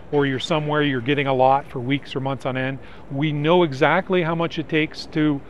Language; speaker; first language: English; native; English